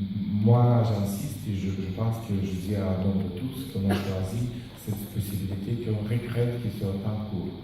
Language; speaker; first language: French; non-native, fluent; Russian